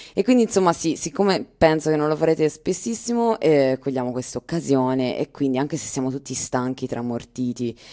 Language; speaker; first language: Italian; native; Italian